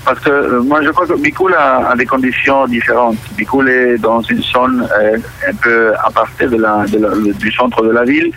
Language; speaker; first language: French; non-native, local second language; Catalan